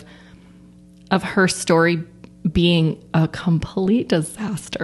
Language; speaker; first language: English; native; English